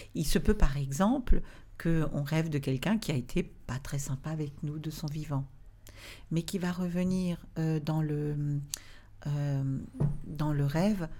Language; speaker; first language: French; native; French